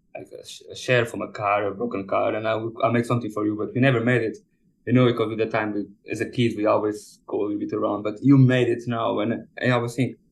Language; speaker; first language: English; non-native, fluent; Portuguese